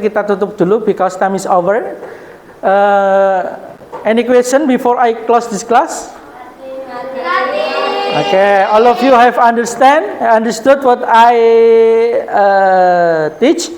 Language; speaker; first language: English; non-native, learner; Indonesian